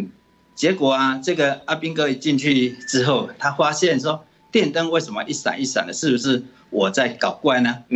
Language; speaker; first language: Chinese; native; Chinese